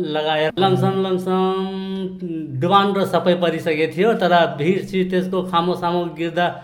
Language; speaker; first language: Nepali; non-native, local second language; Rana Tharu